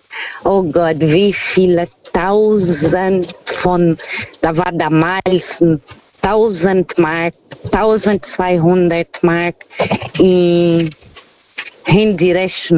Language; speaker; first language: German; non-native, fluent; Portuguese